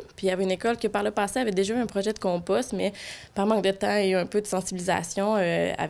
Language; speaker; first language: French; native; French